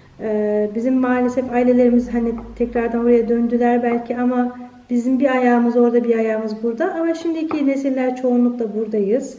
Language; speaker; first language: Turkish; early bilingual, heritage; Turkish